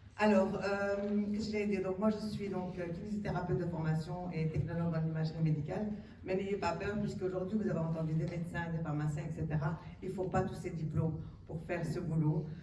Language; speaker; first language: French; early bilingual, other home language; Arabic